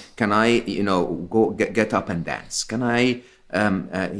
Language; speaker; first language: English; non-native, fluent; Arabic